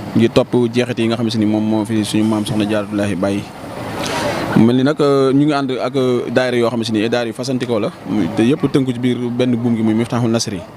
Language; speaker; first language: Wolof; native; Wolof